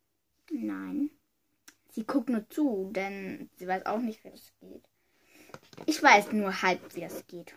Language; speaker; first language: German; early bilingual, other home language; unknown